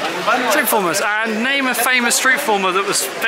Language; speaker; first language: English; native; English